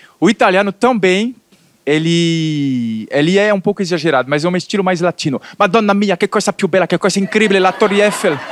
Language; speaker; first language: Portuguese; non-native, fluent; French